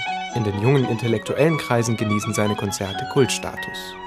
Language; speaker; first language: German; native; German